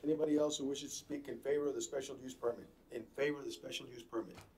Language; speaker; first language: English; early bilingual, other home language; Spanish